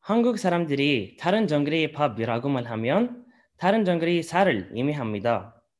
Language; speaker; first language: Korean; non-native, learner; Arabic